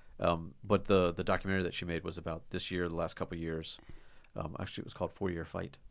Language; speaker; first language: English; native; English